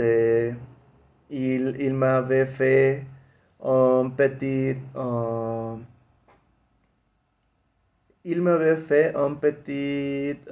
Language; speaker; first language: French; non-native, learner; Spanish